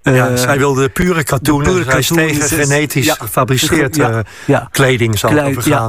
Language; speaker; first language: Dutch; native; Dutch